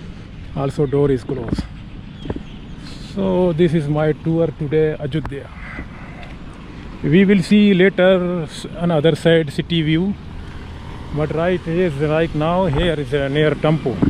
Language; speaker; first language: English; non-native, learner; Urdu